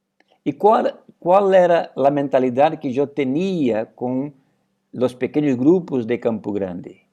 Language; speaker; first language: Spanish; non-native, fluent; Portuguese